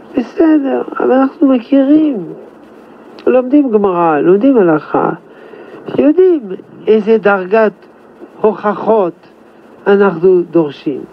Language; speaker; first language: Hebrew; non-native, fluent; French